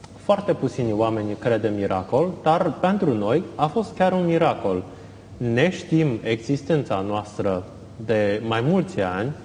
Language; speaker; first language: Romanian; non-native, fluent; Chinese